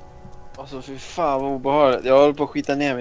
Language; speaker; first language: Swedish; native; Swedish